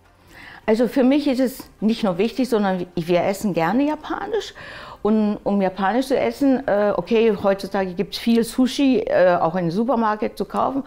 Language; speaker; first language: German; early bilingual, other home language; Japanese